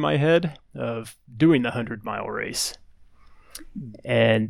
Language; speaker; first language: English; native; English